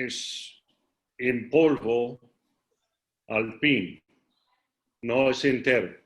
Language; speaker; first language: Spanish; non-native, learner; English